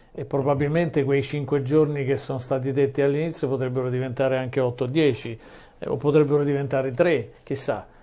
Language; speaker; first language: Italian; native; Italian